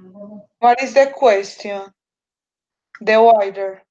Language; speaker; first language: English; non-native, learner; Spanish